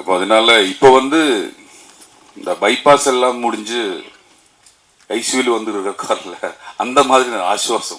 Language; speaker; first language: Tamil; non-native, learner; Malayalam